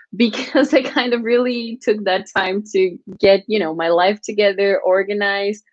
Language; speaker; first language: English; non-native, fluent; Portuguese